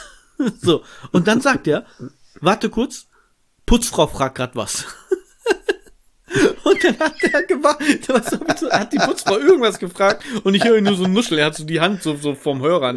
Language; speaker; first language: German; native; German